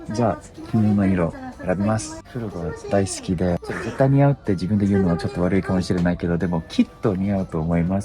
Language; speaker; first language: Japanese; non-native, fluent; English